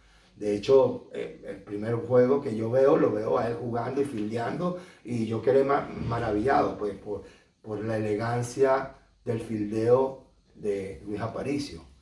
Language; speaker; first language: Spanish; native; Spanish